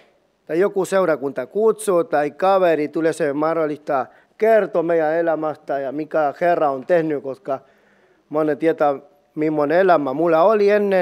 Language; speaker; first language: Finnish; non-native, learner; Spanish